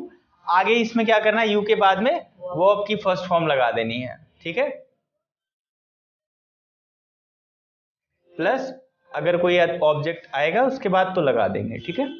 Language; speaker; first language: Hindi; native; Hindi